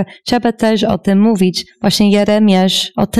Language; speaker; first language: Polish; non-native, fluent; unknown